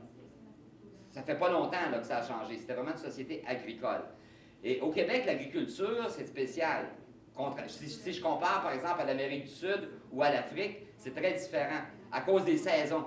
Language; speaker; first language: French; native; French